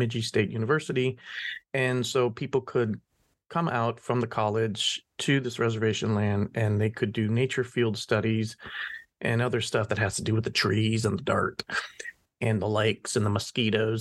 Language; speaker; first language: English; native; English